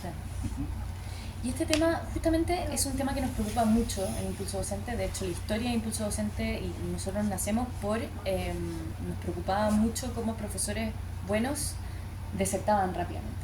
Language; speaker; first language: Spanish; native; Spanish